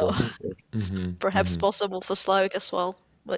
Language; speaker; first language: English; non-native, fluent; Ukrainian